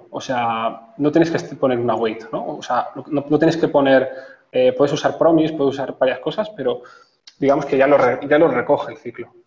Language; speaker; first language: Spanish; native; Spanish